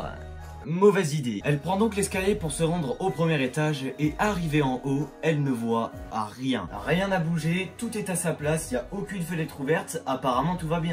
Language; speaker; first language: French; native; French